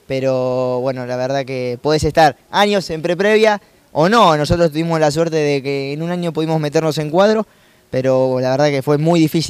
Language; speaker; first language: Spanish; native; Spanish